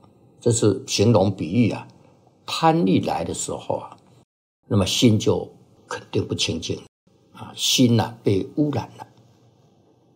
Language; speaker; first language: Chinese; native; Chinese